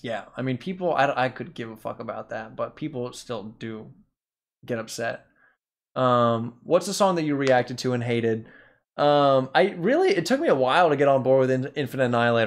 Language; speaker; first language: English; native; English